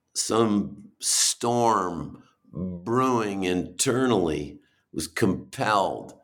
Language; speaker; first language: English; native; English